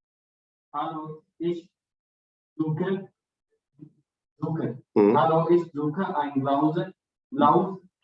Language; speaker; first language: German; non-native, learner; Hindi